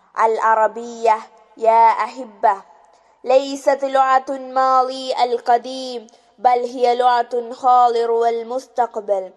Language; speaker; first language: Arabic; non-native, learner; Malayalam